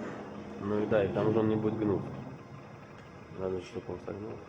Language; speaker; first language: Russian; native; Russian